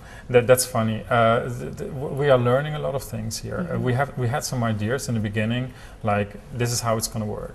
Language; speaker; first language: English; non-native, fluent; Dutch